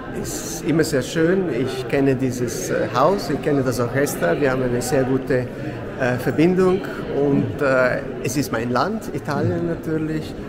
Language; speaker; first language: German; non-native, fluent; Italian